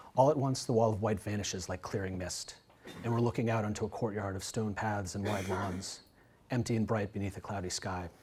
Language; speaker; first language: English; native; English